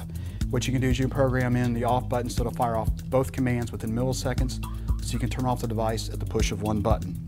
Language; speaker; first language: English; native; English